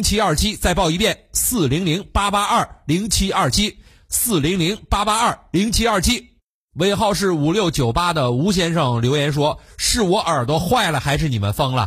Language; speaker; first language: Chinese; native; Chinese